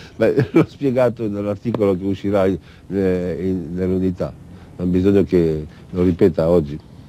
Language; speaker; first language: Italian; non-native, fluent; Arabic